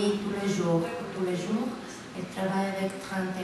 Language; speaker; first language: French; non-native, fluent; Bulgarian